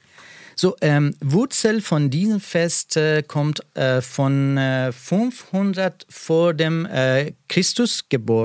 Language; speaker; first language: German; non-native, learner; Persian